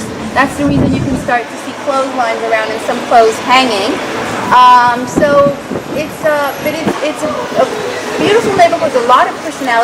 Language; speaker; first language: English; non-native, fluent; Spanish